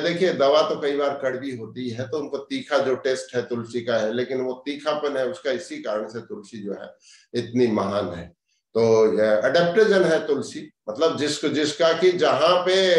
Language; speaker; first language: Hindi; native; Hindi